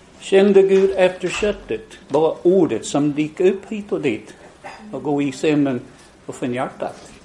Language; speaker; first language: Swedish; non-native, fluent; English